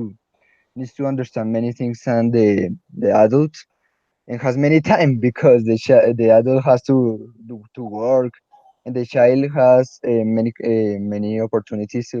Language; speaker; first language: English; non-native, learner; Spanish